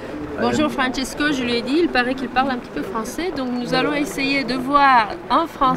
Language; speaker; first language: French; native; French